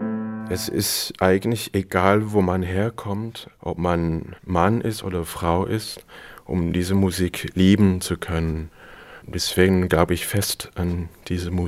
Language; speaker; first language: German; non-native, fluent; Cantonese